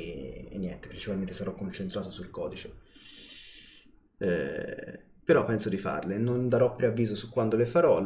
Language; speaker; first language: Italian; native; Italian